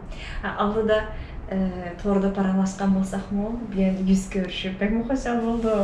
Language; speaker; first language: Turkish; non-native, learner; Uyghur